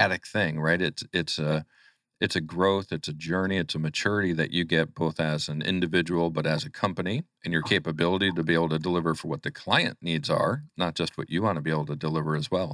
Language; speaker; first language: English; native; English